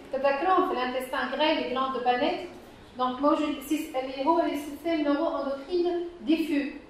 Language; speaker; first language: French; non-native, local second language; Arabic